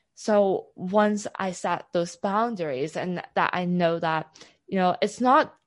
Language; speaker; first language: English; non-native, local second language; Cantonese